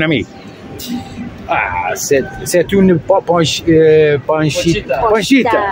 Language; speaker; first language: French; non-native, learner; Portuguese